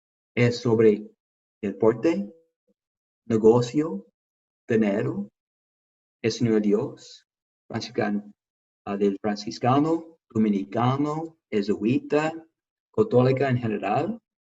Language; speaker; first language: Spanish; non-native, fluent; English